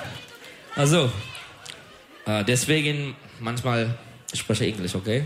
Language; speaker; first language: German; non-native, learner; Turkish